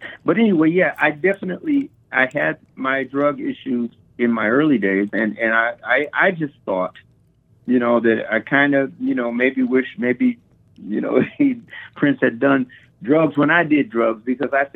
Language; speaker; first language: English; native; English